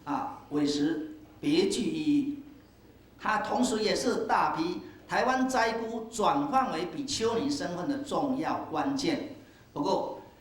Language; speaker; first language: Chinese; native; Chinese